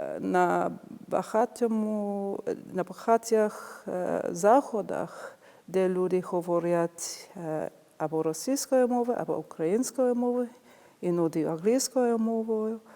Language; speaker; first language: Ukrainian; non-native, fluent; English